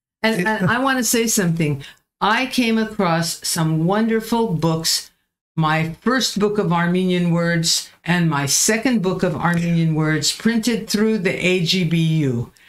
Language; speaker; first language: English; native; English